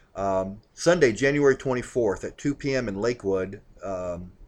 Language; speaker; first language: English; native; English